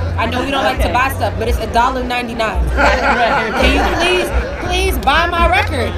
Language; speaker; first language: English; native; English